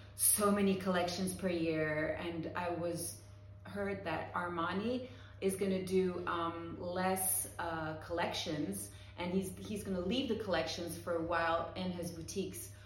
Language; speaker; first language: English; early bilingual, heritage; English